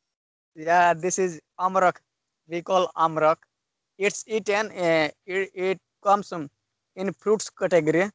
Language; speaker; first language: English; non-native, learner; Hindi